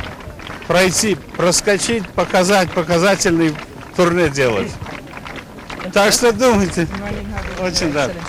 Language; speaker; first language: Russian; non-native, local second language; Turkmen